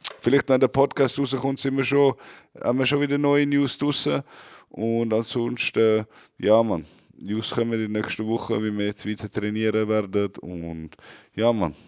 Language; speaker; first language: German; native; German